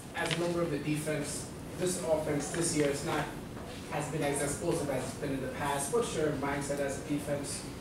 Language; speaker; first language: English; native; English